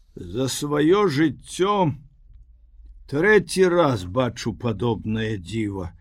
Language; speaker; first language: Belarusian; native; Belarusian